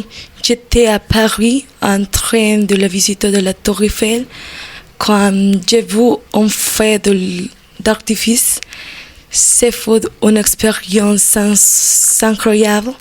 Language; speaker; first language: French; non-native, learner; Spanish